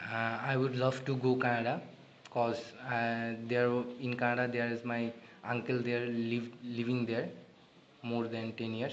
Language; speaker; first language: English; non-native, learner; Bangla